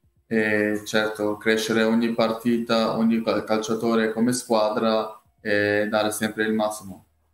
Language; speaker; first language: Italian; non-native, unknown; Albanian